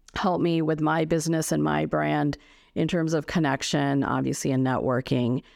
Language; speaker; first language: English; native; English